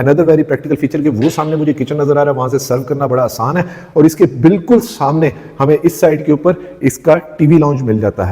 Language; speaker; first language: Urdu; native; Urdu